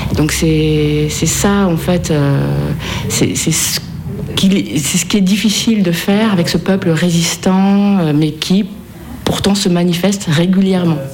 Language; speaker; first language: French; native; French